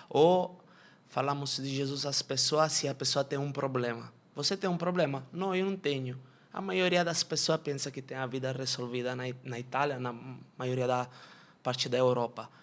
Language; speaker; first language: Portuguese; non-native, fluent; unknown